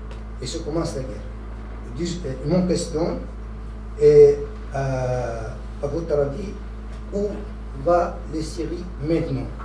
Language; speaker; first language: French; non-native, learner; Arabic